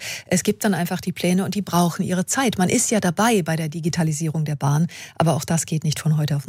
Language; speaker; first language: German; native; German